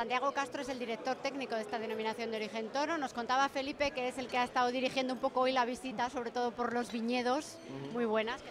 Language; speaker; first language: Spanish; native; Spanish